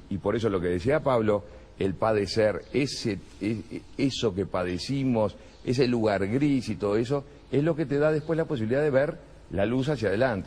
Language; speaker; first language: Spanish; native; Spanish